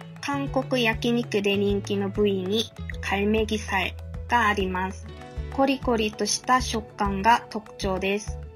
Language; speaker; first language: Japanese; non-native, fluent; Korean